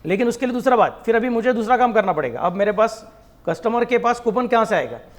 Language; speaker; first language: Hindi; non-native, local second language; Marathi